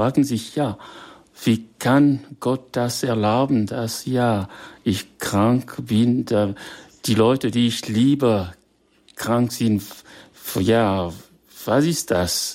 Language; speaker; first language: German; non-native, fluent; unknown